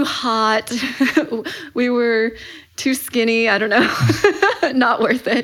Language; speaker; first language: English; early bilingual, other home language; Chinese